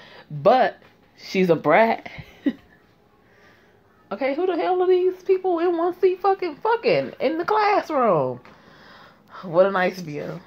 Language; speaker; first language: English; native; English